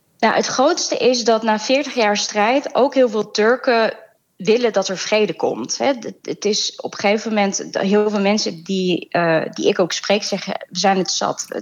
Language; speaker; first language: Dutch; early bilingual, other home language; Turkish